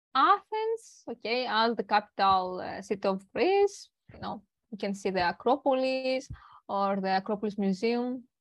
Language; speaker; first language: English; non-native, learner; Greek